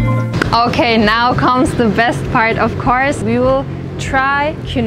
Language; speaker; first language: English; non-native, fluent; German